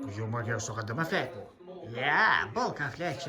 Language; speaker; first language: Albanian; native; Albanian